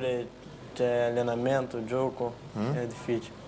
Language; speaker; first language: Italian; non-native, learner; Portuguese